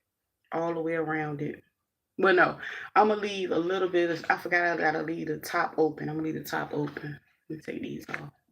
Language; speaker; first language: English; native; English